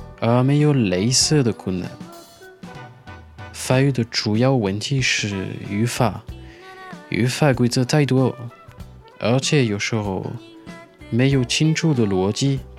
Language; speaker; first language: Chinese; non-native, fluent; French